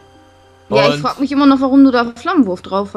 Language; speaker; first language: German; native; German